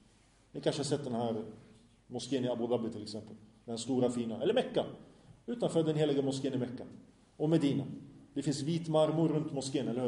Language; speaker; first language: Swedish; early bilingual, other home language; Arabic